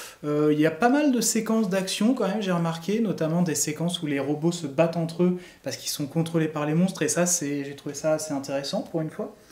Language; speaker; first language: French; native; French